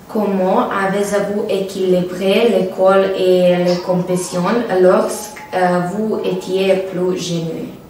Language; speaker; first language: French; non-native, learner; Serbian